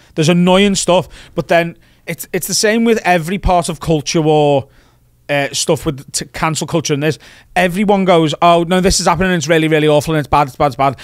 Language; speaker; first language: English; native; English